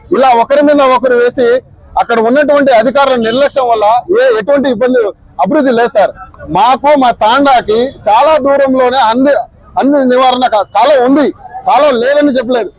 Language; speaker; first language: Telugu; non-native, local second language; Lambadi